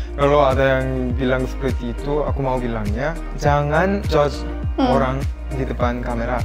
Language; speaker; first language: Indonesian; non-native, fluent; Korean